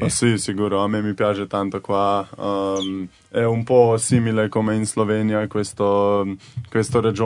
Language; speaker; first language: Italian; non-native, learner; Slovenian